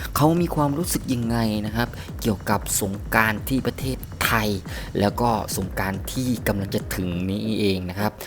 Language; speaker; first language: Thai; native; Thai